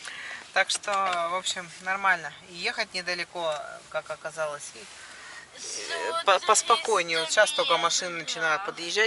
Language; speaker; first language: Russian; native; Russian